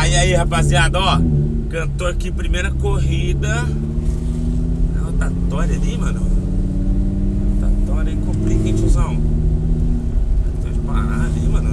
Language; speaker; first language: Portuguese; native; Portuguese